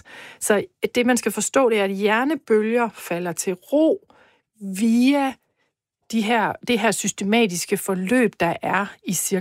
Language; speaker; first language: Danish; native; Danish